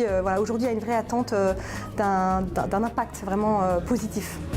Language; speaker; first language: French; native; French